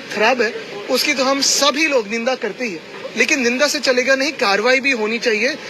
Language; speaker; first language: Hindi; non-native, local second language; Marathi